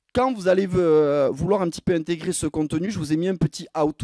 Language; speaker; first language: French; native; French